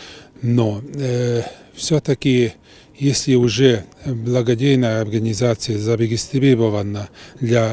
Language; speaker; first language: Ukrainian; non-native, local second language; Hungarian